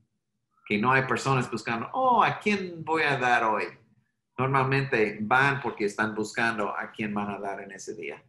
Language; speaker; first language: Spanish; non-native, fluent; English